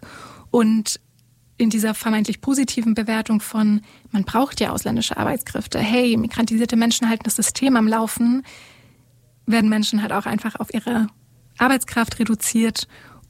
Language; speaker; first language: German; native; German